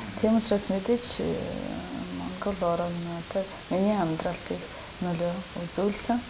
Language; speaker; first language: Mongolian; non-native, fluent; Russian